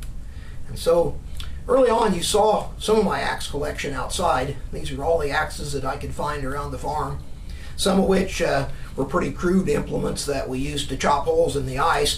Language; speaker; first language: English; native; English